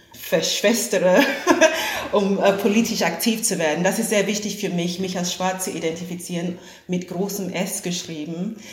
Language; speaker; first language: German; non-native, fluent; English